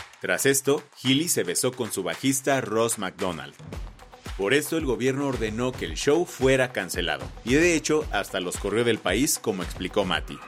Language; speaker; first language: Spanish; native; Spanish